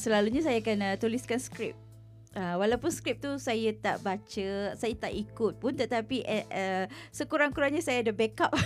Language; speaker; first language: Malay; non-native, local second language; Tamil